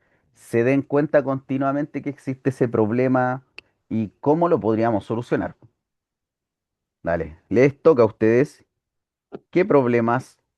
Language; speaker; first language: Spanish; native; Spanish